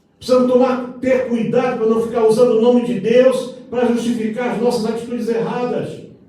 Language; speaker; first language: Portuguese; native; Portuguese